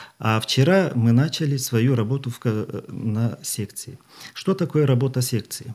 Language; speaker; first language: Russian; native; Russian